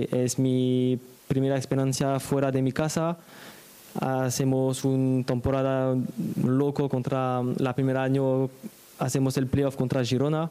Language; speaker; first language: Spanish; non-native, fluent; French